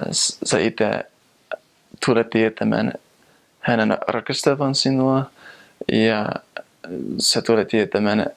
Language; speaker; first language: Finnish; non-native, fluent; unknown